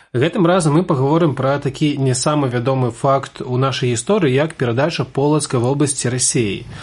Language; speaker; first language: Belarusian; native; Belarusian